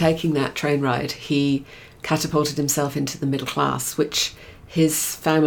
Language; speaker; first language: English; native; English